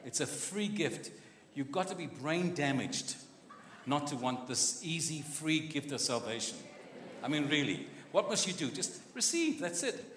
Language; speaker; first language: English; non-native, local second language; Afrikaans